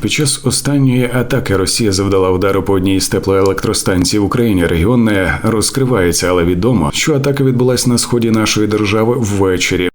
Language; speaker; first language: Ukrainian; native; Ukrainian